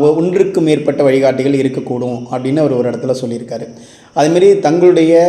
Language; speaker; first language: Tamil; native; Tamil